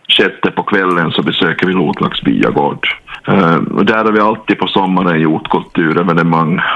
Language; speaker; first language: Swedish; native; Swedish